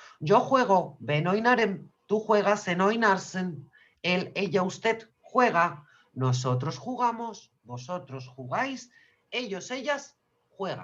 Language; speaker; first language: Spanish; non-native, learner; Turkish